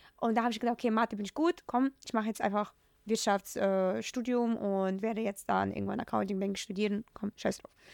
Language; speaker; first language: German; non-native, fluent; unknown